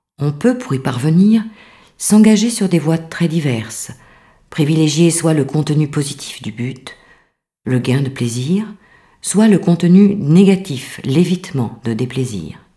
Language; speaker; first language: French; native; French